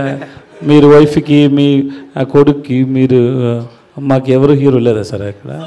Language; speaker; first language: Telugu; non-native, learner; Tamil